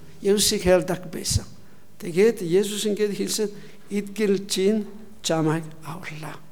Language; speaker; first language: Mongolian; non-native, learner; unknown